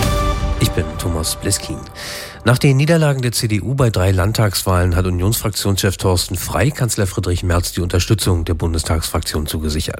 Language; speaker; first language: German; native; German